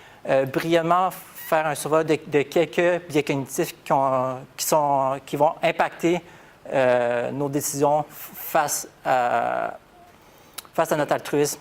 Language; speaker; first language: French; native; French